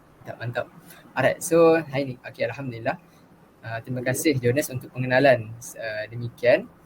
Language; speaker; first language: Malay; native; Malay